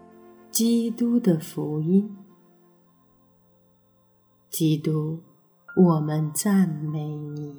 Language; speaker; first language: Chinese; native; Chinese